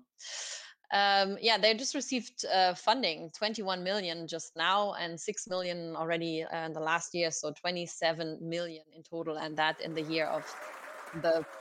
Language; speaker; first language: English; non-native, fluent; German